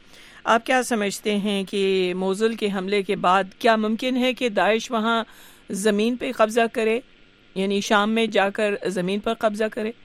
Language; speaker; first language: Urdu; native; Urdu